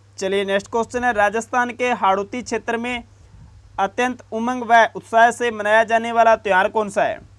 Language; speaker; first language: Hindi; native; Hindi